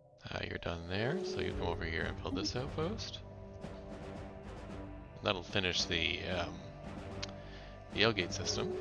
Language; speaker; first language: English; native; English